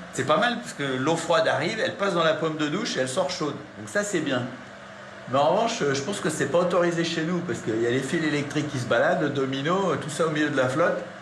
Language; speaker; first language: French; native; French